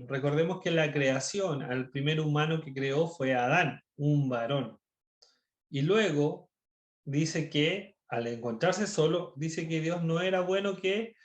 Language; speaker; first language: Spanish; native; Spanish